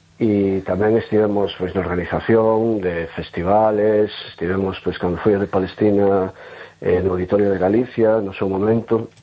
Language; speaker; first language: Galician; non-native, local second language; Spanish